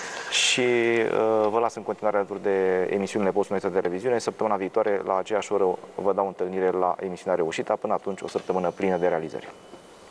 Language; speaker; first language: Romanian; native; Romanian